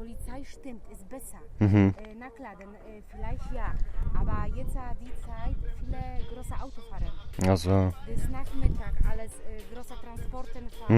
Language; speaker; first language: German; non-native, learner; Polish